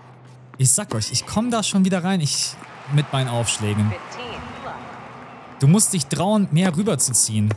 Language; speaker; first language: German; native; German